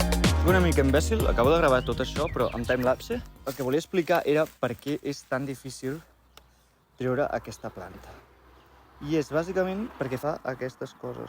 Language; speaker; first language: Catalan; native; Catalan